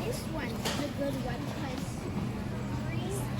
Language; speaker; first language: English; native; English